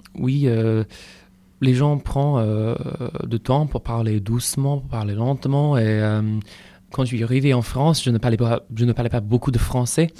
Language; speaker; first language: French; non-native, fluent; English